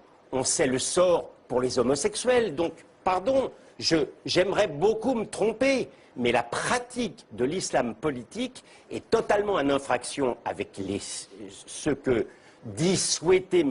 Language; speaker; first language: French; native; French